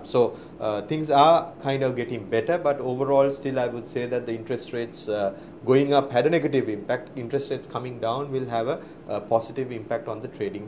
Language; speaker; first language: English; non-native, local second language; Sinhala